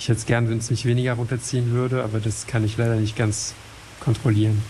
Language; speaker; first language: German; non-native, fluent; French